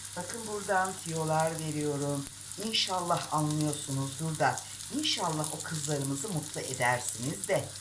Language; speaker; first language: Turkish; native; Turkish